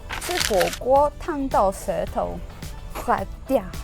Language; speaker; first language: Chinese; non-native, learner; Polish